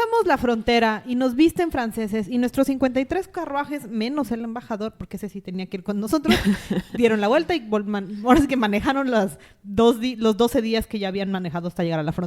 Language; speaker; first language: Spanish; native; Spanish